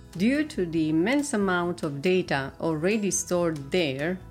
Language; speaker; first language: English; non-native, fluent; Italian